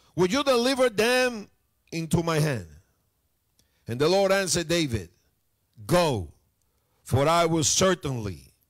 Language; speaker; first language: English; non-native, fluent; Spanish